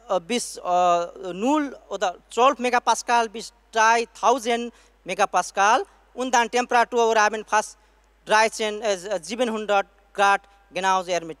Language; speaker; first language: German; non-native, learner; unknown